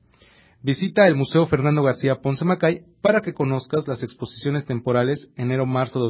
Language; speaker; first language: Spanish; native; Spanish